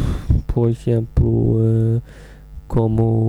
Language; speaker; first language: Portuguese; non-native, learner; German